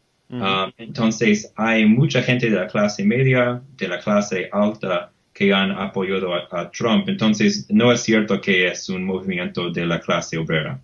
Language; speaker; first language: Spanish; non-native, fluent; English